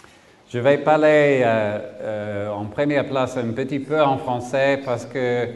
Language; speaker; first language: French; non-native, learner; English